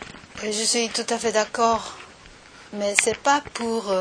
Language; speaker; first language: French; non-native, learner; Japanese